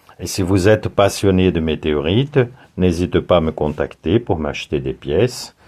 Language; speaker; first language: French; non-native, fluent; Portuguese